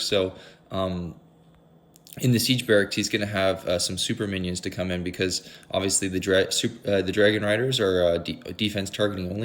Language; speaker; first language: English; native; English